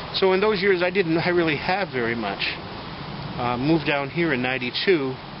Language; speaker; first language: English; native; English